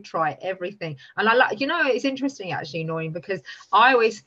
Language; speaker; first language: English; native; English